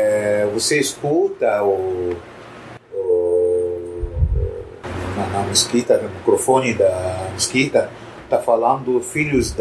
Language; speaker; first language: Portuguese; non-native, fluent; Arabic